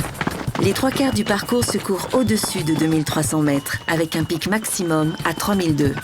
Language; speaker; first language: French; native; French